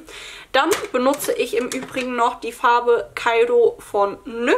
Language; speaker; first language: German; native; German